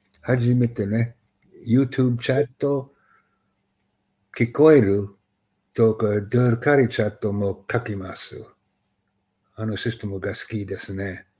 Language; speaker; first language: Japanese; non-native, learner; English